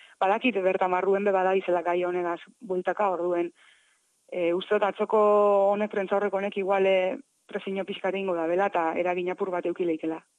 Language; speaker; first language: Basque; native; Basque